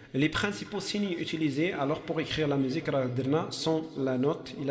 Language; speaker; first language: French; non-native, local second language; Arabic